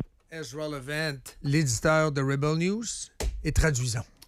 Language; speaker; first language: French; native; French